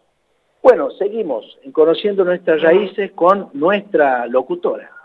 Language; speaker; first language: Spanish; native; Spanish